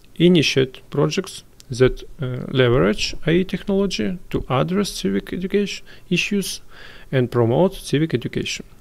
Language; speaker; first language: English; non-native, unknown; Ukrainian